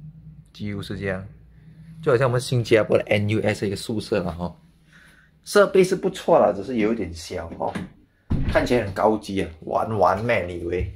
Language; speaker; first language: Chinese; native; Chinese